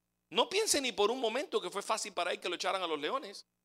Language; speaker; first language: Spanish; native; Spanish